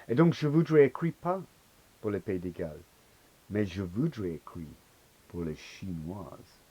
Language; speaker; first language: French; non-native, learner; English